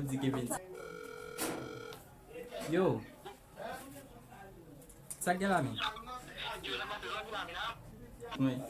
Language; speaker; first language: French; non-native, learner; Haitian Creole